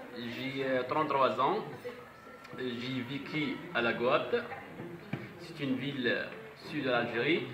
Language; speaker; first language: French; non-native, learner; Arabic